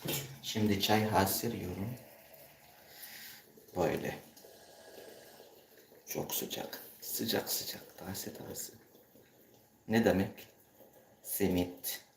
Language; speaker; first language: Turkish; non-native, learner; Filipino